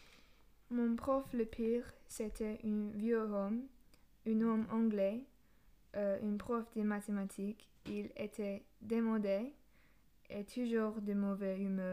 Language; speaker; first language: French; non-native, learner; English